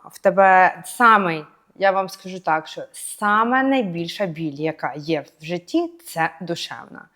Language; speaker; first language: Ukrainian; native; Ukrainian